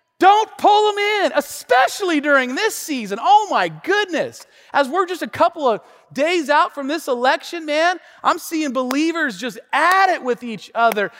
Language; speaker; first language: English; native; English